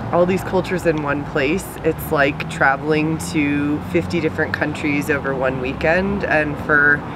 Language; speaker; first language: English; native; English